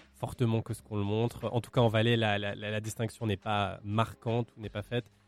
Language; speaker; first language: French; native; French